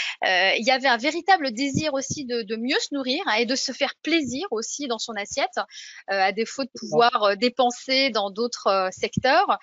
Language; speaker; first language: French; native; French